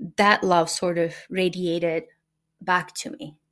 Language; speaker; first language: English; non-native, fluent; Turkish